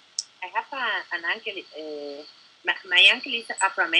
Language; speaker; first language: English; non-native, learner; Spanish